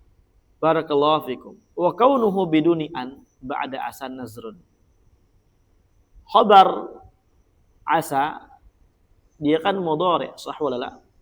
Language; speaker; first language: Arabic; non-native, fluent; Indonesian